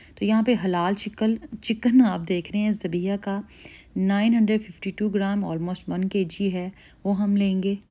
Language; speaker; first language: Urdu; native; Urdu